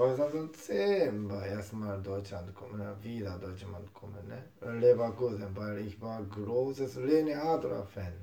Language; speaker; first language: German; non-native, learner; Japanese